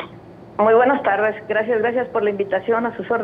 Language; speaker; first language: Spanish; native; Spanish